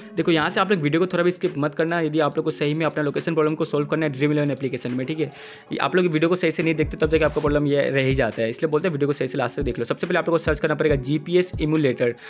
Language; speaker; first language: Hindi; non-native, local second language; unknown